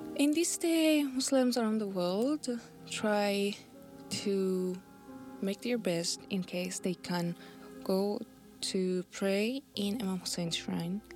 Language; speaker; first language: English; non-native, fluent; Persian